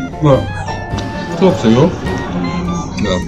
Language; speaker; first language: Korean; non-native, learner; French